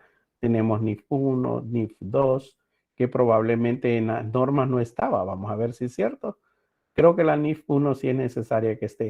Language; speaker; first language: Spanish; native; Spanish